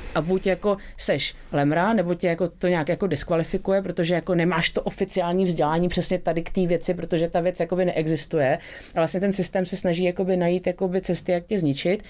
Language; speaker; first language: Czech; native; Czech